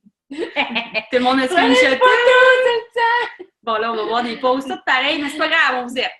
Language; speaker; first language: French; native; French